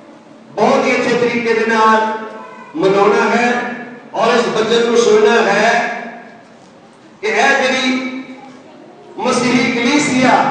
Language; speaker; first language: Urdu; non-native, local second language; Punjabi